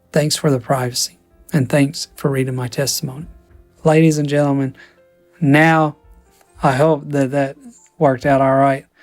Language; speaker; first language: English; native; English